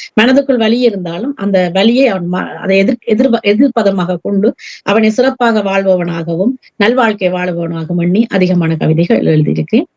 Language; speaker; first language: Tamil; early bilingual, heritage; Tamil